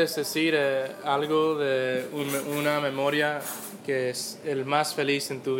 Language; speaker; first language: Spanish; early bilingual, heritage; Spanish